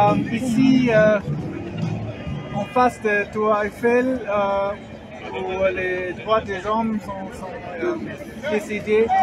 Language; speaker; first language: French; non-native, learner; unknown